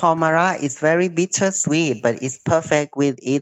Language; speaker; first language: English; non-native, learner; Thai